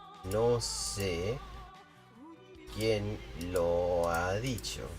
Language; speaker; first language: Spanish; non-native, fluent; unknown